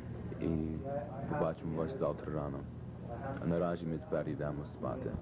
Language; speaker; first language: Ukrainian; early bilingual, heritage; Ukrainian